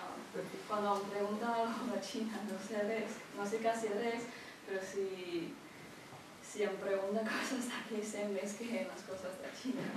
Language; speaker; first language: Catalan; early bilingual, other home language; Chinese